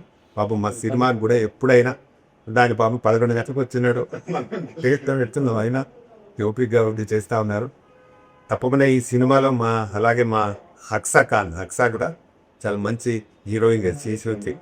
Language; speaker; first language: Telugu; native; Telugu